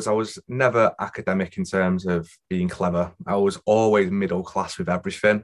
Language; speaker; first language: English; native; English